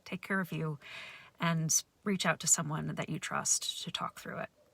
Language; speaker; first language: English; native; English